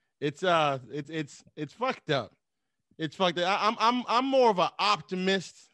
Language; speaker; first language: English; native; English